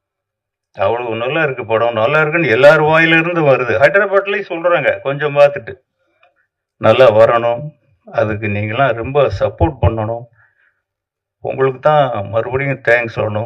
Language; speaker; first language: Tamil; native; Tamil